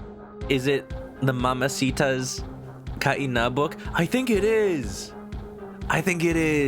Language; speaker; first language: English; native; English